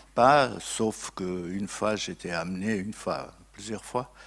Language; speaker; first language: French; non-native, fluent; Portuguese